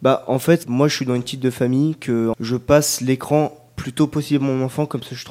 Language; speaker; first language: French; native; French